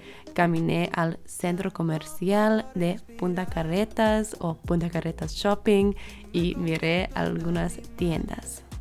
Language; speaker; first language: Spanish; non-native, learner; English